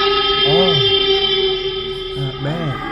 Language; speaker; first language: English; non-native, learner; Vietnamese